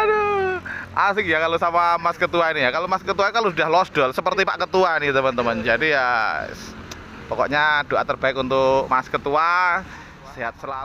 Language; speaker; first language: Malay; non-native, local second language; Javanese